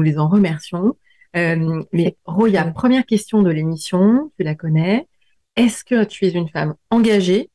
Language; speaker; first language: French; native; French